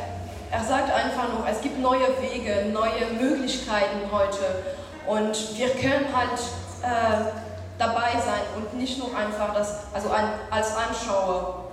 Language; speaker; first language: German; non-native, fluent; French